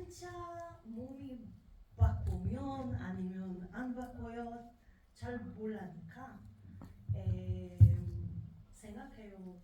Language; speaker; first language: Korean; non-native, learner; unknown